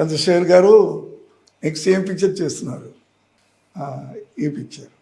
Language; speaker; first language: Telugu; non-native, learner; Tamil